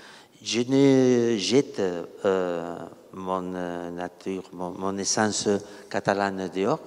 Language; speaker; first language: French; non-native, learner; Catalan